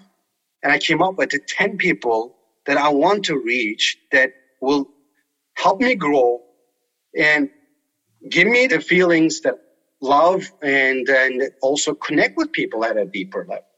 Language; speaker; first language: English; non-native, fluent; Turkish